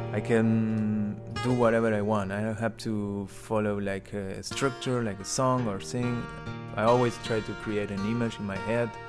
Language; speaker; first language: English; non-native, learner; Spanish